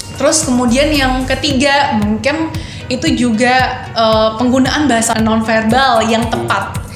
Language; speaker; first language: Indonesian; native; Indonesian